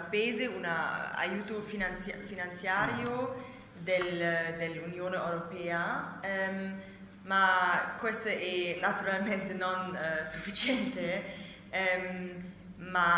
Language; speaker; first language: Italian; non-native, learner; German